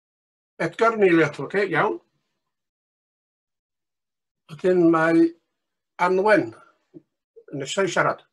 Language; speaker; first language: Welsh; native; Welsh